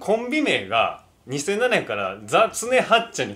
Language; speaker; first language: Japanese; native; Japanese